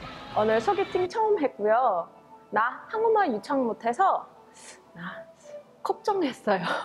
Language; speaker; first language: Korean; non-native, learner; English